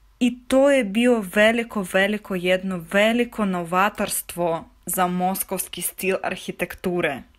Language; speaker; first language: Bosnian; non-native, fluent; Russian